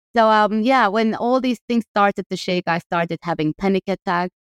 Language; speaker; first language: English; non-native, fluent; Turkish